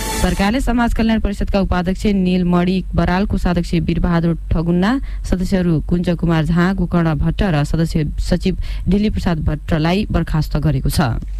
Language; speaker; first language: Nepali; native; Nepali